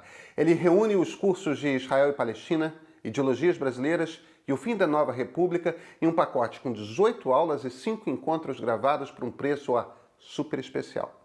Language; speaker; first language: Portuguese; native; Portuguese